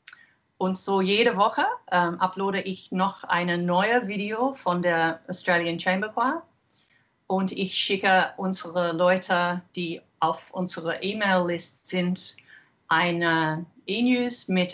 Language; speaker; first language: German; non-native, learner; English